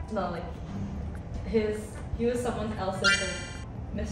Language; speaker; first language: English; non-native, fluent; Indonesian